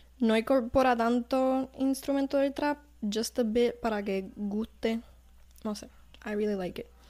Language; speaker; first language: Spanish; early bilingual, heritage; Spanish